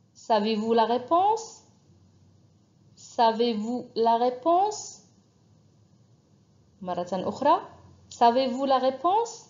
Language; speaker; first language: French; non-native, fluent; Arabic